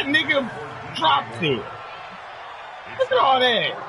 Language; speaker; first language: English; native; English